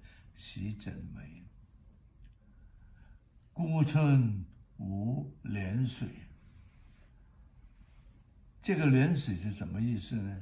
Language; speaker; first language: Chinese; non-native, local second language; Cantonese